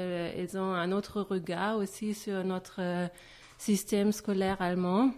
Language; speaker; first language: French; non-native, fluent; German